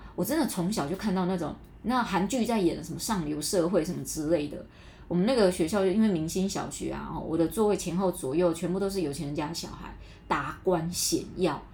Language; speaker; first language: Chinese; non-native, local second language; Min Nan Chinese